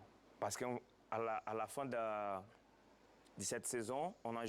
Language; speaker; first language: French; non-native, fluent; Portuguese